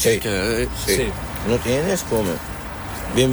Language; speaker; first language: Spanish; non-native, learner; Arabic